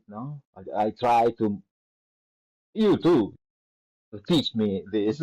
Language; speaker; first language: English; non-native, learner; Italian